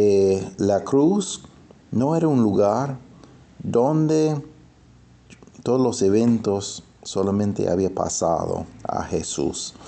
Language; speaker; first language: Spanish; non-native, fluent; English